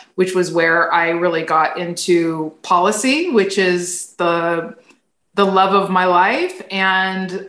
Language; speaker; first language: English; native; English